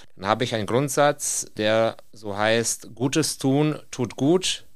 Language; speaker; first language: German; non-native, fluent; Russian